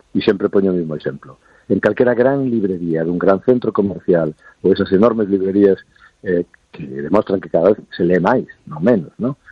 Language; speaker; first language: Galician; non-native, local second language; Spanish